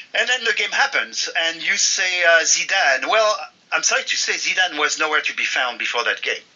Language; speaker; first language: English; non-native, fluent; French